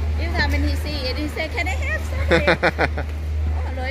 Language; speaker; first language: English; non-native, learner; Thai